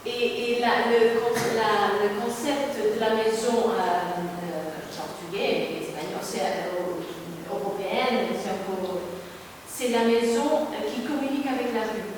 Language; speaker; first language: French; non-native, learner; Portuguese